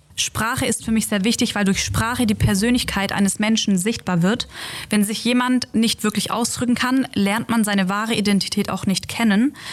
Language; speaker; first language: German; native; German